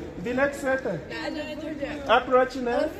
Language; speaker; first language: Czech; non-native, learner; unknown